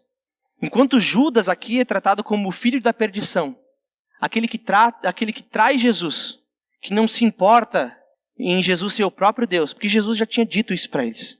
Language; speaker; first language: Portuguese; native; Portuguese